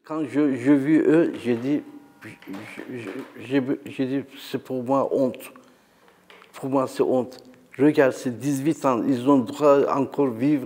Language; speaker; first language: French; non-native, learner; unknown